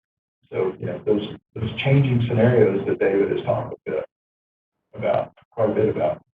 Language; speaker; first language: English; native; English